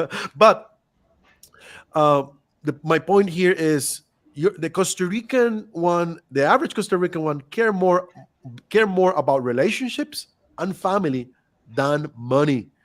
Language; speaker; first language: English; non-native, fluent; Spanish